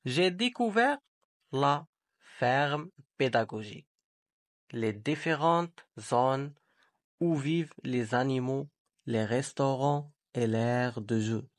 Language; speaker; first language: French; non-native, local second language; Arabic